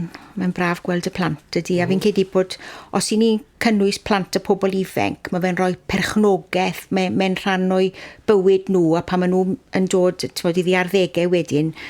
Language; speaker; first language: Welsh; native; Welsh